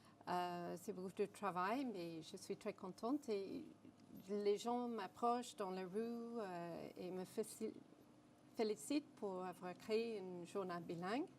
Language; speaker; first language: French; non-native, fluent; English